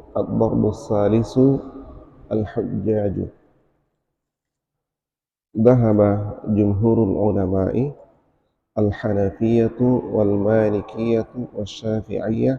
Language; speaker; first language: Arabic; non-native, fluent; Indonesian